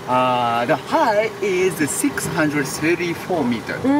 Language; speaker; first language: English; non-native, learner; Japanese